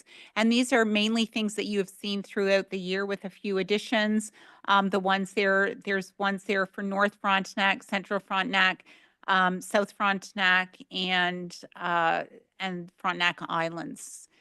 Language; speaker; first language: English; native; English